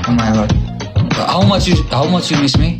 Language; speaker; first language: English; non-native, learner; Nepali